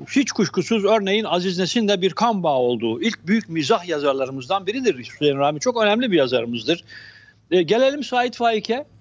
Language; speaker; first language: Turkish; native; Turkish